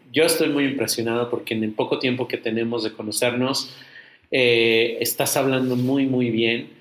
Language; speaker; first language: Spanish; native; Spanish